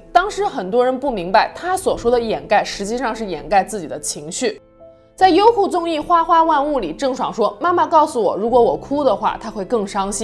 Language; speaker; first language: Chinese; native; Chinese